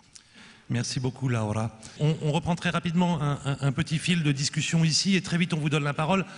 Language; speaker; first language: French; native; French